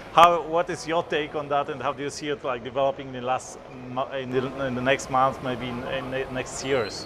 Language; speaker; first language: English; non-native, fluent; Polish